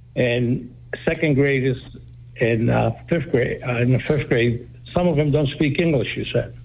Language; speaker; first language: English; non-native, fluent; Greek